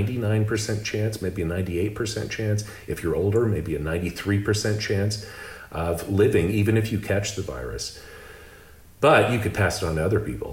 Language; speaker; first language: English; native; English